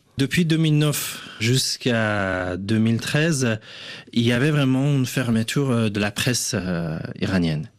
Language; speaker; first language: French; non-native, fluent; Persian